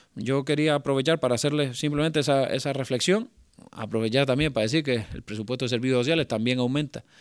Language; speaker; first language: Spanish; native; Spanish